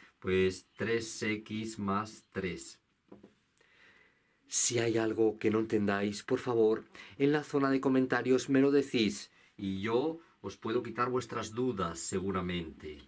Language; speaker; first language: Spanish; native; Spanish